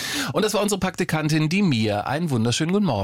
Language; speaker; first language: German; native; German